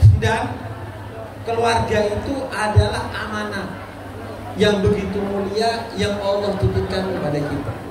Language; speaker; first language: Indonesian; non-native, local second language; Madurese